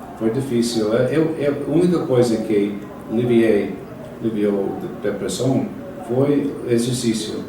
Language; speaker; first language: Portuguese; non-native, fluent; English